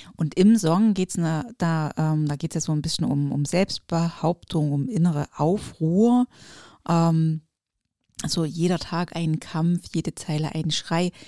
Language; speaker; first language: German; native; German